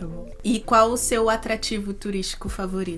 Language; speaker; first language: Portuguese; native; Portuguese